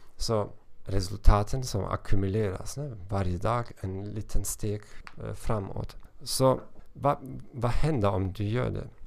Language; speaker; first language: Swedish; non-native, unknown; German